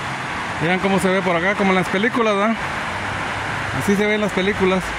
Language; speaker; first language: Spanish; native; Spanish